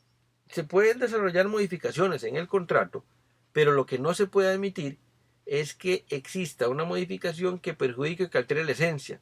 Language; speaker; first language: Spanish; native; Spanish